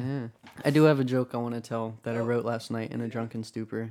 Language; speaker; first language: English; native; English